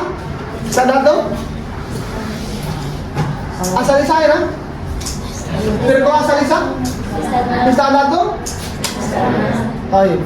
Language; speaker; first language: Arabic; non-native, fluent; Indonesian